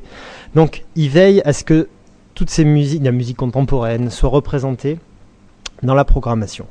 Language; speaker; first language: French; native; French